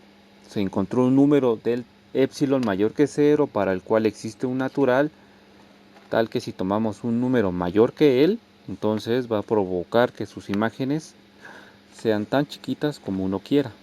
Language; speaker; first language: Spanish; native; Spanish